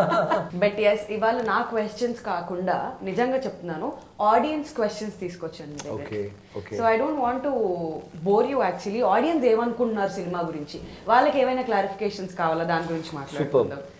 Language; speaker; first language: Telugu; native; Telugu